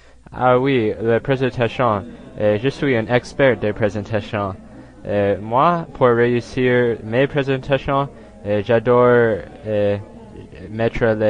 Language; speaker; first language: French; non-native, learner; English